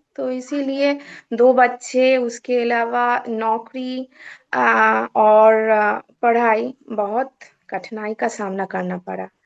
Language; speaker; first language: Hindi; non-native, local second language; Bangla